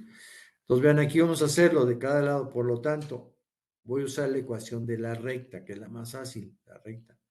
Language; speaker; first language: Spanish; native; Spanish